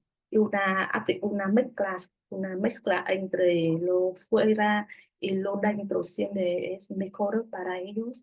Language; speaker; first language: Spanish; non-native, fluent; Vietnamese